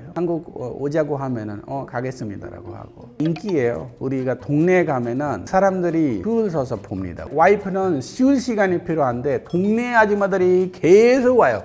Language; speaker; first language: Korean; non-native, fluent; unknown